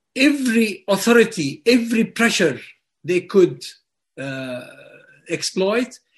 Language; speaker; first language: English; non-native, fluent; Arabic